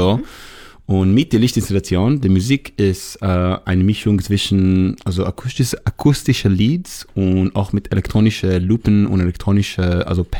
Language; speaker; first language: German; non-native, learner; Hebrew